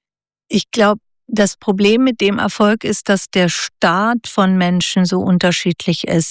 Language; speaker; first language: German; native; German